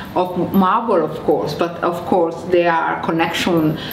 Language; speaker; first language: English; non-native, fluent; Somali